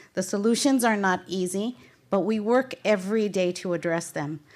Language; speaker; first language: English; native; English